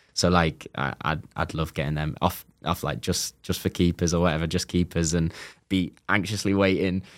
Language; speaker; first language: English; native; English